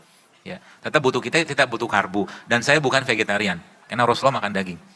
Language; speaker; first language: Indonesian; native; Indonesian